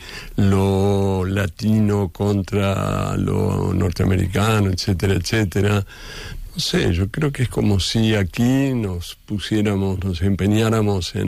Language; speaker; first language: Spanish; native; Spanish